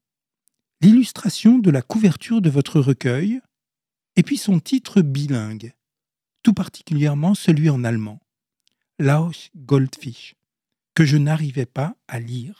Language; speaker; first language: French; native; French